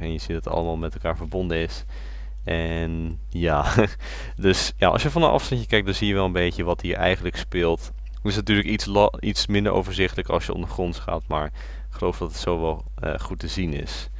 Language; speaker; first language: Dutch; native; Dutch